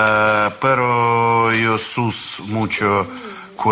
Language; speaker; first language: Spanish; non-native, learner; Russian